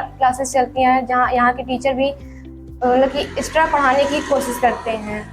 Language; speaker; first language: Hindi; native; Hindi